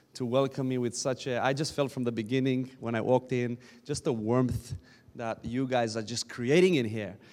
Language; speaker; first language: English; non-native, fluent; Romanian